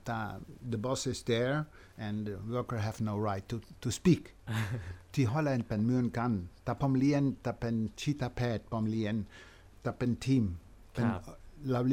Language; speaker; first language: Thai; non-native, fluent; Dutch